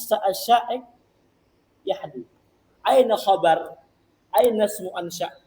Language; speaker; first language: Arabic; non-native, fluent; Indonesian